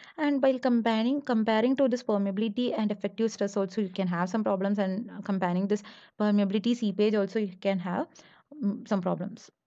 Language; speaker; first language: English; non-native, local second language; Malayalam